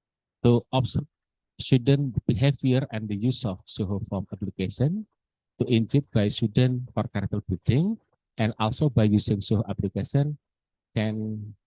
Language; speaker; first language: English; non-native, learner; Indonesian